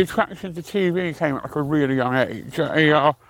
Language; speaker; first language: English; native; English